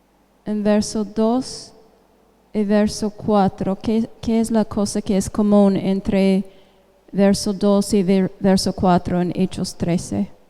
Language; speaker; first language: Spanish; non-native, fluent; English